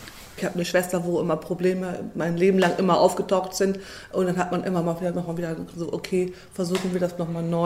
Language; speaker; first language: German; native; German